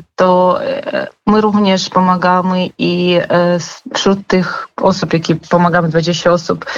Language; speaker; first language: Polish; non-native, fluent; Ukrainian